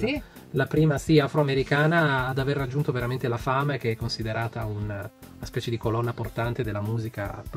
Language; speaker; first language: Italian; native; Italian